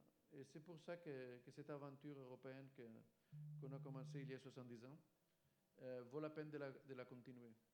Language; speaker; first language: French; non-native, fluent; Spanish